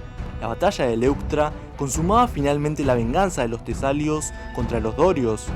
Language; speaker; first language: Spanish; native; Spanish